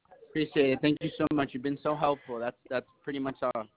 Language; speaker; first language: English; early bilingual, other home language; Spanish